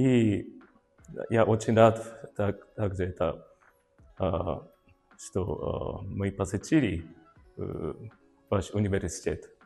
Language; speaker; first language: Russian; non-native, fluent; Japanese